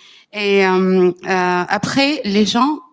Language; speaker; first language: French; non-native, learner; Arabic